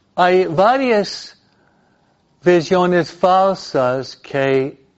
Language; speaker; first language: Spanish; non-native, fluent; English